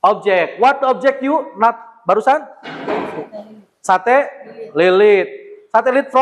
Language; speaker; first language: English; non-native, learner; Indonesian